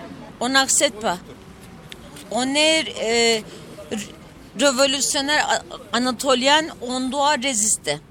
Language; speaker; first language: French; non-native, learner; Turkish